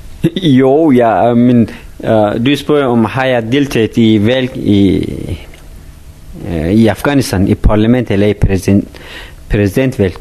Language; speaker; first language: Danish; non-native, fluent; Persian